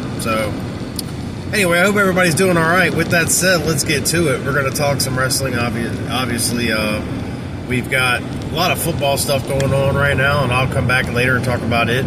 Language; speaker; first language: English; native; English